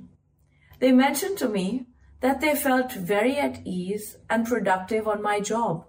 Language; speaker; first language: English; non-native, local second language; Hindi